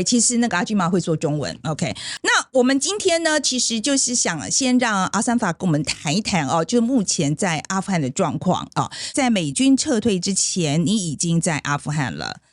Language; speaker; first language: Chinese; native; Chinese